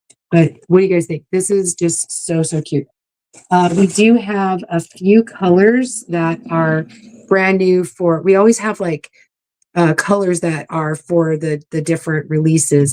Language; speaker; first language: English; native; English